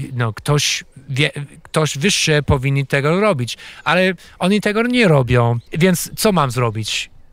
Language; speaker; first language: Polish; non-native, fluent; English